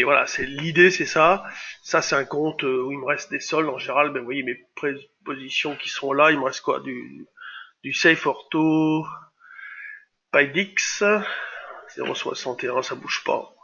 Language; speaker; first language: French; native; French